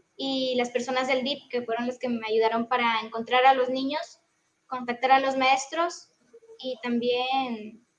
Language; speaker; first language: Spanish; native; Spanish